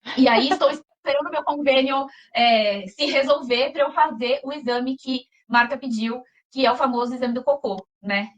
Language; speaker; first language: Portuguese; native; Portuguese